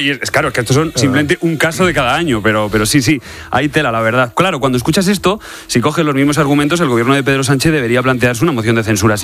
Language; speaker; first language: Spanish; native; Spanish